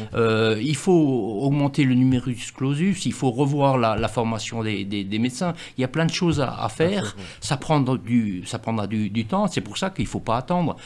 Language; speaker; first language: French; native; French